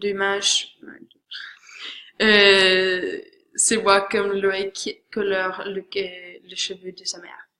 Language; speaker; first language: French; non-native, learner; Swedish